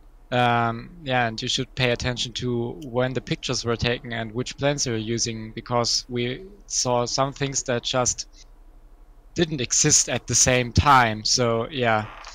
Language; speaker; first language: English; non-native, fluent; German